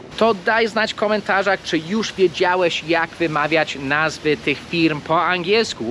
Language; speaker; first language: Polish; non-native, fluent; English